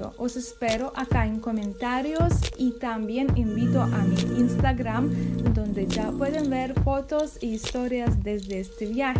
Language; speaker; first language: Spanish; non-native, fluent; Russian